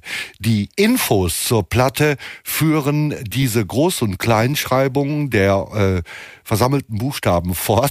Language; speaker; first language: German; native; German